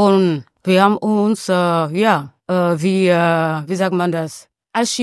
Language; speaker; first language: German; non-native, learner; French